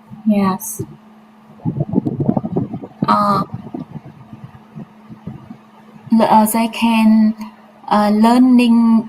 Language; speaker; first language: English; non-native, learner; Vietnamese